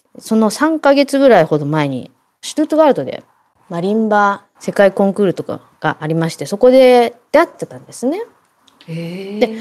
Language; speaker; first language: Japanese; native; Japanese